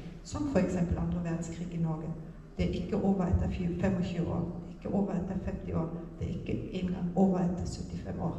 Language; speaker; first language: Norwegian; non-native, fluent; German